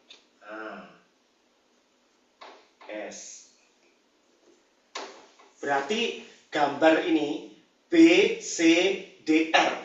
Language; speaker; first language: Indonesian; native; Indonesian